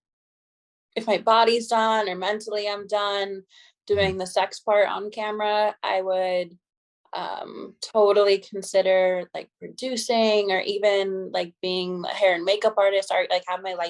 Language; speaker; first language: English; native; English